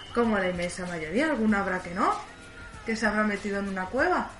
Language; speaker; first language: Spanish; native; Spanish